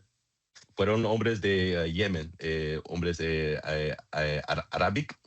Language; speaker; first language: Spanish; non-native, learner; English